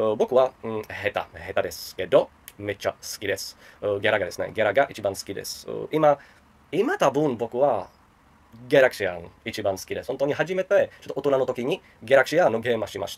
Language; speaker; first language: Japanese; non-native, learner; Czech